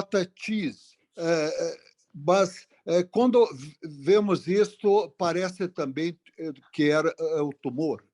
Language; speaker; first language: Portuguese; non-native, learner; Spanish